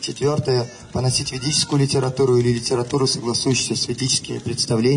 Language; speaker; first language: Russian; native; Russian